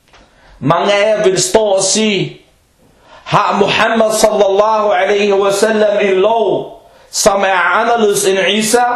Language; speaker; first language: Danish; non-native, fluent; Arabic